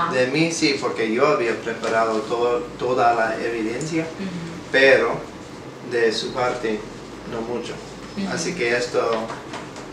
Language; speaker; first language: Spanish; non-native, fluent; English